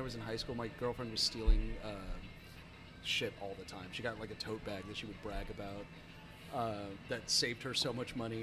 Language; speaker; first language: English; native; English